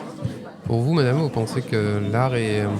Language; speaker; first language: French; native; French